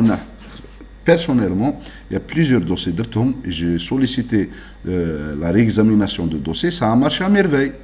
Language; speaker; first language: French; non-native, local second language; Arabic